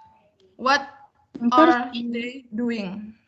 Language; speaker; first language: English; non-native, learner; Indonesian